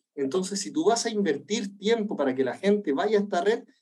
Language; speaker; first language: Spanish; native; Spanish